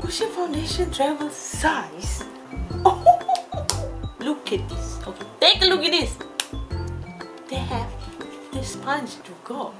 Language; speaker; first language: English; non-native, local second language; Malay